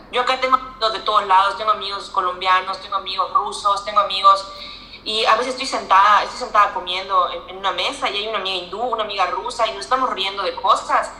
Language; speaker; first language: Spanish; native; Spanish